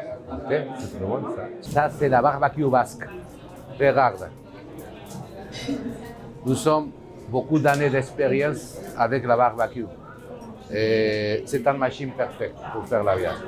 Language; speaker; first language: French; non-native, learner; Basque